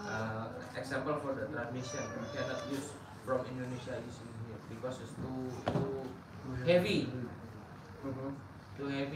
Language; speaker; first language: English; non-native, learner; Indonesian